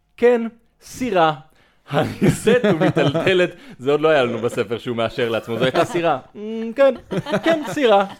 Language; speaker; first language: Hebrew; native; Hebrew